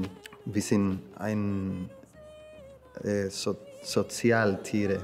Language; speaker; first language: German; non-native, fluent; Spanish